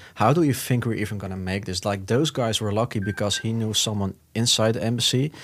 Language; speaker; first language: English; non-native, fluent; Dutch